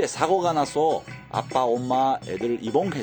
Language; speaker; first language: Korean; early bilingual, heritage; Japanese